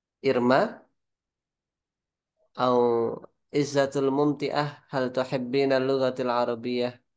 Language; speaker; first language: Arabic; non-native, fluent; Indonesian